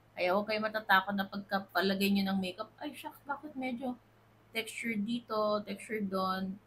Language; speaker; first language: Filipino; native; Filipino